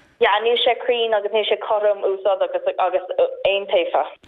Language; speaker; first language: Irish; non-native, local second language; English